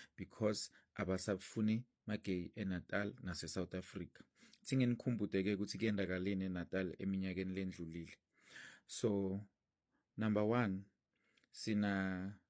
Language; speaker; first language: Zulu; non-native, local second language; Swati